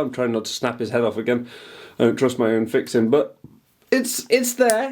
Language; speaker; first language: English; native; English